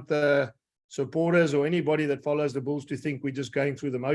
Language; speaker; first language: English; native; English